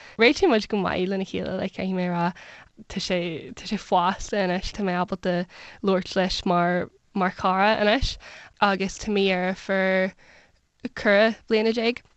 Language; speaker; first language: Irish; non-native, local second language; English